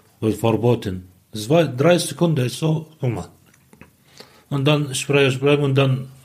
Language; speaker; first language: German; non-native, learner; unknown